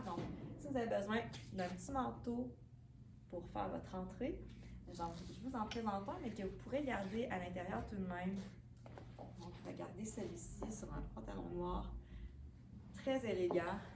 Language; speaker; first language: French; native; French